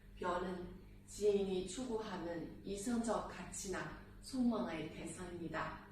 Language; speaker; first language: Korean; non-native, fluent; Chinese